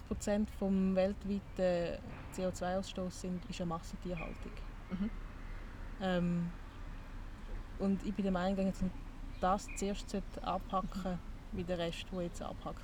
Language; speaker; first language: German; native; German